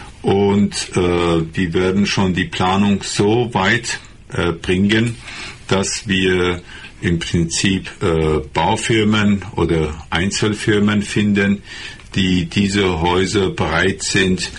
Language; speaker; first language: German; non-native, fluent; Persian